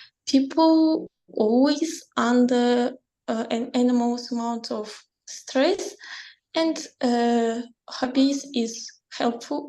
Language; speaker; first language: English; non-native, learner; Kazakh